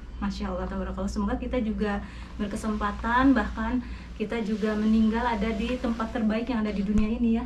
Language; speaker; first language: Indonesian; native; Indonesian